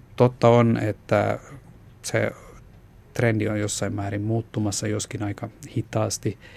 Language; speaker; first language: Finnish; non-native, local second language; Swedish